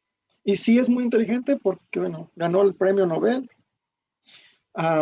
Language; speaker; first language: Spanish; early bilingual, heritage; Spanish